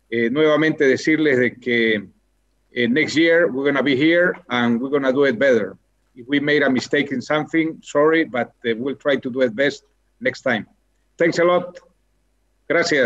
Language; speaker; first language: English; non-native, fluent; Spanish